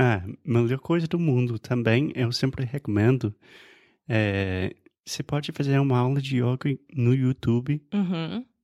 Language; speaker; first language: Portuguese; non-native, fluent; English